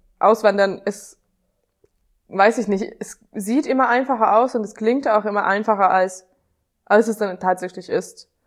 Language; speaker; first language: German; non-native, fluent; Hungarian